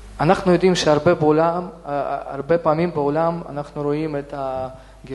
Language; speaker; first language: Hebrew; non-native, fluent; Russian